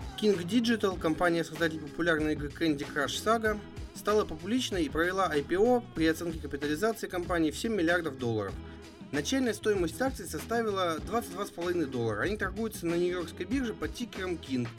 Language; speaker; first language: Russian; native; Russian